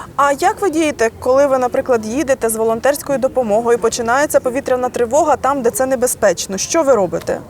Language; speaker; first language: Ukrainian; native; Ukrainian